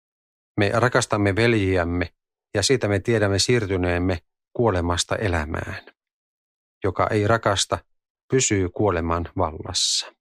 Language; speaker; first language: Finnish; native; Finnish